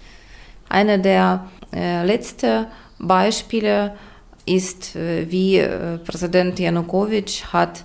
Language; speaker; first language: German; non-native, fluent; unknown